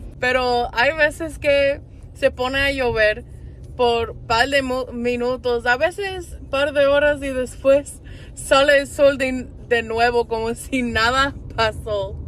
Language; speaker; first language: Spanish; non-native, fluent; English